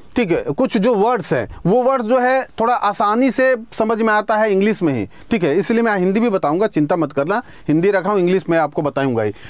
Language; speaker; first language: Hindi; native; Hindi